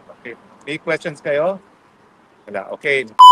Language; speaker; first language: Filipino; native; Filipino